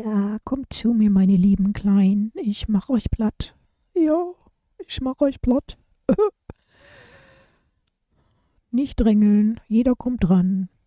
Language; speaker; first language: German; native; German